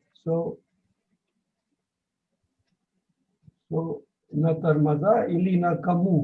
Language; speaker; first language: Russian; non-native, fluent; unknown